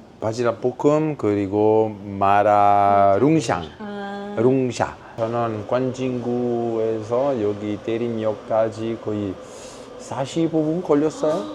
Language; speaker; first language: Korean; non-native, fluent; Italian